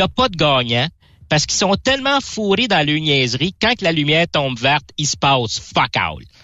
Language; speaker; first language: French; native; French